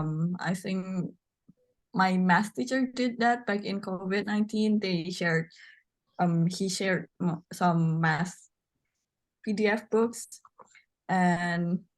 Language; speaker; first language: English; non-native, learner; Indonesian